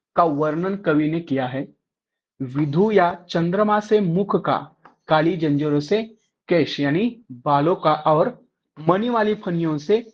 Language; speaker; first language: Hindi; non-native, local second language; Marathi